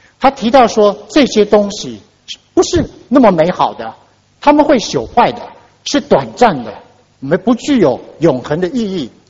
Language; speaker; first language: Chinese; native; Chinese